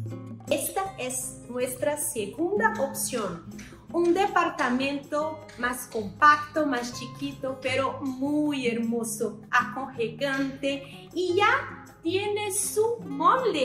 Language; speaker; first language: Spanish; non-native, learner; Portuguese